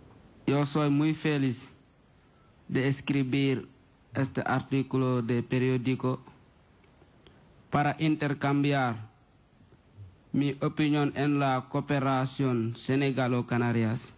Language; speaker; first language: Spanish; non-native, learner; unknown